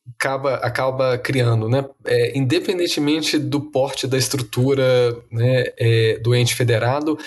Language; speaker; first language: Portuguese; native; Portuguese